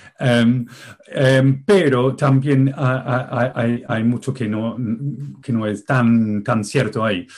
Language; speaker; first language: Spanish; non-native, fluent; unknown